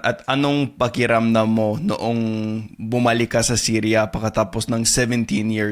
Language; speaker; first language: Filipino; non-native, fluent; English